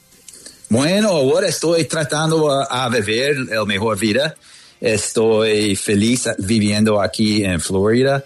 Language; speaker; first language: Spanish; non-native, fluent; English